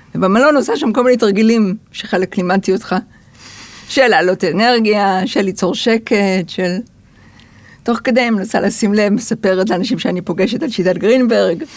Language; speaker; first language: Hebrew; early bilingual, other home language; English